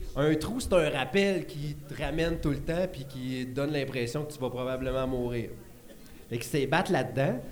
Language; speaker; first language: French; native; French